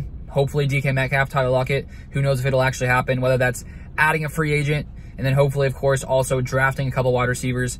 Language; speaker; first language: English; native; English